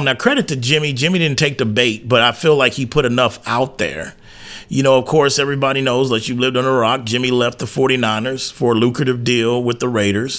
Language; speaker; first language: English; native; English